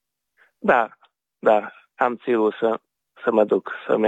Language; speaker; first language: Romanian; non-native, local second language; Hungarian